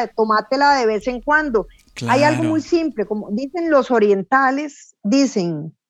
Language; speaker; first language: Spanish; native; Spanish